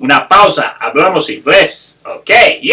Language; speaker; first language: Spanish; non-native, fluent; English